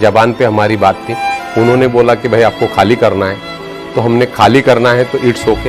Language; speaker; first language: Hindi; native; Hindi